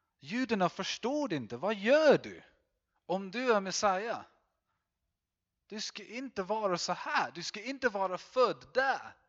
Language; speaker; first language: Swedish; non-native, fluent; English